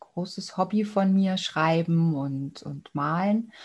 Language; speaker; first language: German; native; German